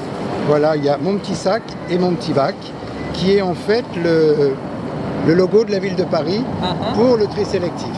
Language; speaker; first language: French; native; French